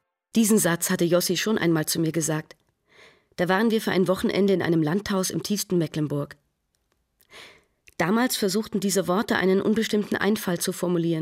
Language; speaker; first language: German; native; German